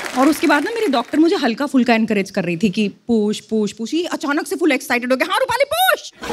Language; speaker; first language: Hindi; native; Hindi